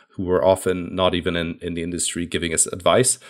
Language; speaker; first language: English; non-native, fluent; Hungarian